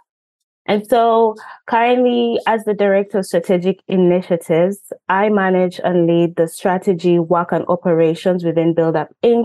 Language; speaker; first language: English; non-native, local second language; Ganda